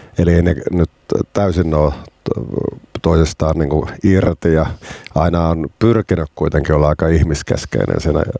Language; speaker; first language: Finnish; native; Finnish